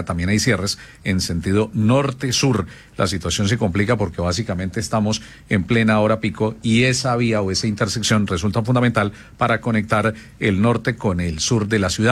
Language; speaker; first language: Spanish; native; Spanish